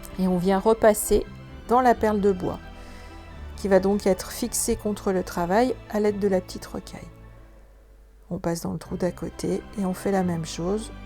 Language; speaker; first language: French; native; French